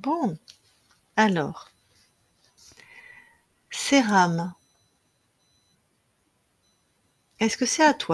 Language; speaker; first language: French; native; French